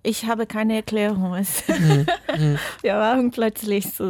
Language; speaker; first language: German; non-native, fluent; Portuguese